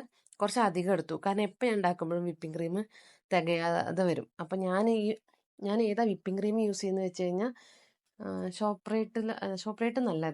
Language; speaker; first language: Malayalam; native; Malayalam